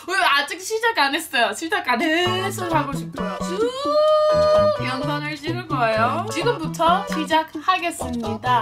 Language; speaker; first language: Korean; non-native, learner; English